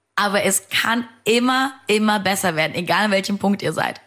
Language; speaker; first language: German; early bilingual, other home language; Romanian